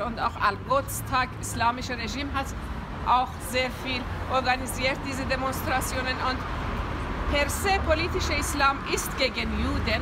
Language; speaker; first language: German; non-native, fluent; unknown